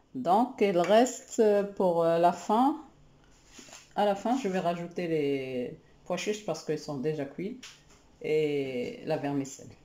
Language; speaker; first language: French; non-native, local second language; Arabic